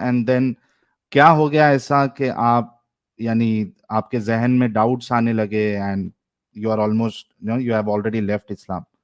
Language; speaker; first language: Hindi; native; Hindi